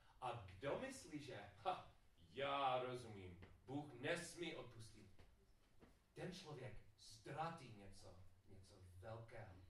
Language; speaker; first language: Czech; non-native, learner; English